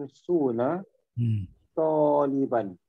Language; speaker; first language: Arabic; non-native, learner; Malay